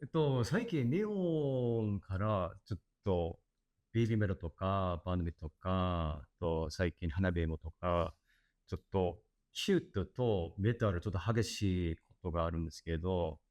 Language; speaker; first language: Japanese; non-native, learner; English